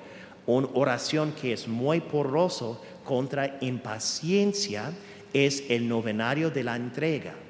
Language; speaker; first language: Spanish; non-native, fluent; English